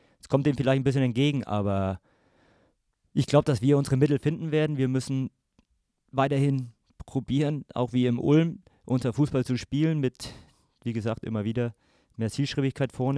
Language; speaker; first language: German; native; German